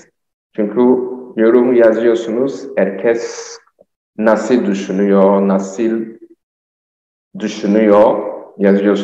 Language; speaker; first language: Turkish; non-native, learner; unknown